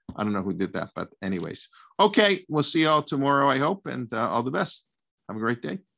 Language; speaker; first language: English; native; English